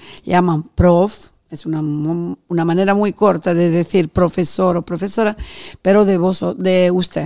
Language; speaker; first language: Spanish; non-native, fluent; Italian